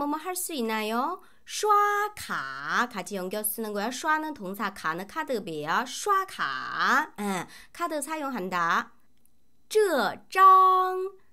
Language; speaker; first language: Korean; non-native, fluent; Chinese